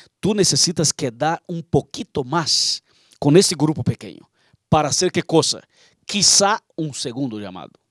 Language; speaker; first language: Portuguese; non-native, learner; Spanish